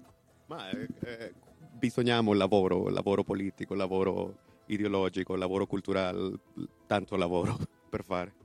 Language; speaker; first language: Italian; non-native, learner; Spanish